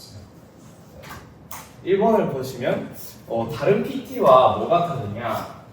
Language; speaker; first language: Korean; non-native, fluent; Japanese